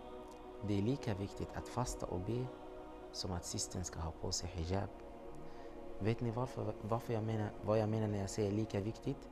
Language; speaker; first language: Swedish; non-native, fluent; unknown